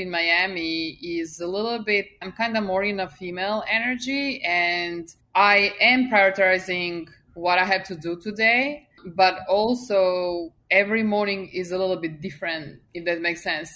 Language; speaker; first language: English; non-native, fluent; Serbian